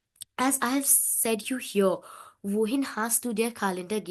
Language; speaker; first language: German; non-native, fluent; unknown